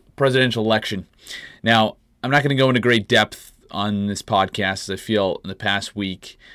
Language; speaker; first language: English; native; English